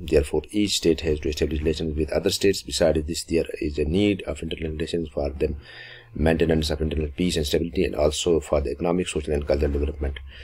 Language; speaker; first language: English; non-native, local second language; Kashmiri